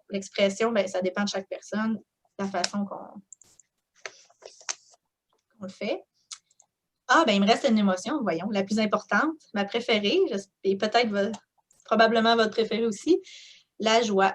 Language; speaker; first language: French; native; French